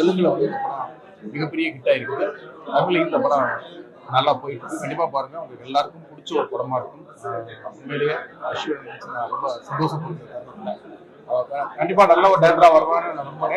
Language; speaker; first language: Tamil; native; Tamil